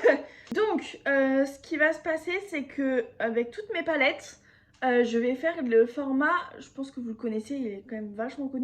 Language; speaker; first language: French; native; French